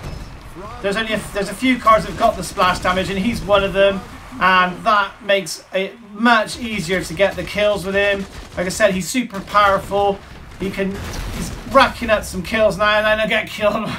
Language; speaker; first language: English; native; English